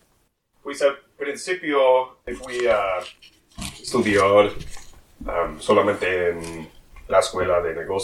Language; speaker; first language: Spanish; non-native, learner; English